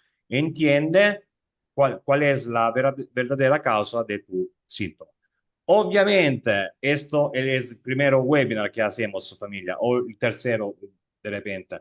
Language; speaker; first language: Spanish; non-native, fluent; Italian